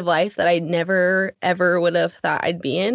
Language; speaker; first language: English; native; English